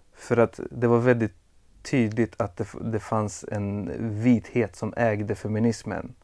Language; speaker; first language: Swedish; early bilingual, other home language; Persian